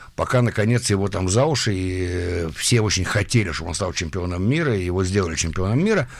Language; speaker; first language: Russian; early bilingual, heritage; Russian